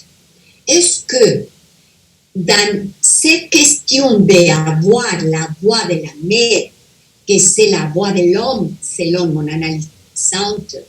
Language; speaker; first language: French; non-native, fluent; Spanish